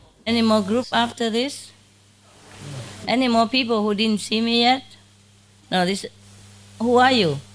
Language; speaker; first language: English; non-native, fluent; Vietnamese